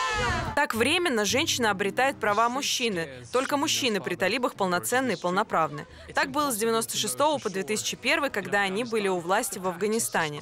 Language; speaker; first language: Russian; native; Russian